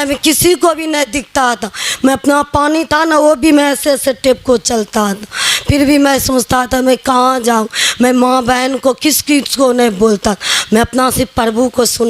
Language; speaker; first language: Hindi; non-native, local second language; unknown